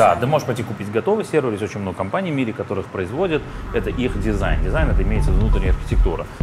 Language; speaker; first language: Russian; native; Russian